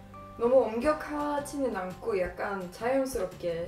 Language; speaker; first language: Korean; non-native, fluent; Swedish